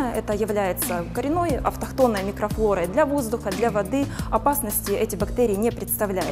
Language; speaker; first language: Russian; native; Russian